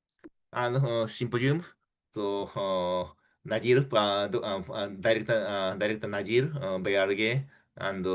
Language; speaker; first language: English; non-native, fluent; Japanese